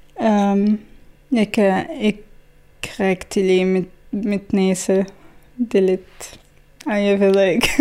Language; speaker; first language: Danish; non-native, fluent; Arabic